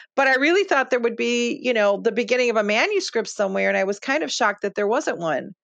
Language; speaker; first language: English; early bilingual, other home language; Lithuanian